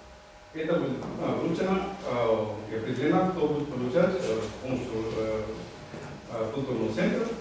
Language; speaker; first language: Russian; non-native, learner; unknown